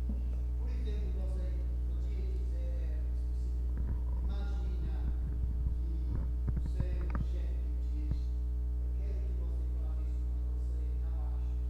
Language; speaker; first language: Portuguese; non-native, fluent; English